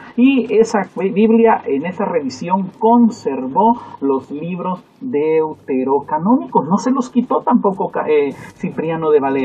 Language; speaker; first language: Spanish; native; Spanish